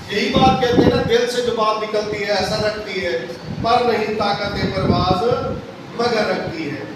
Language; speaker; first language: Urdu; non-native, local second language; Saraiki